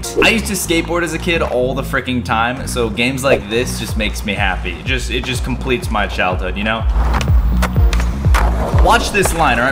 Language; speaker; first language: English; native; English